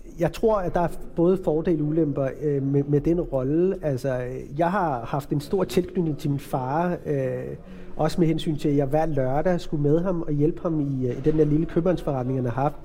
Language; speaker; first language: Danish; early bilingual, other home language; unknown